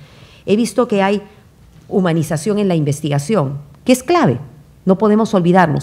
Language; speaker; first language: Spanish; native; Spanish